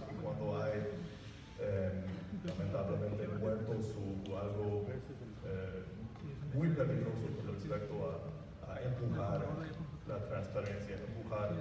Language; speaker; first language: Spanish; non-native, fluent; English